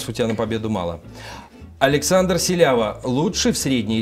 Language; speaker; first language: Russian; native; Russian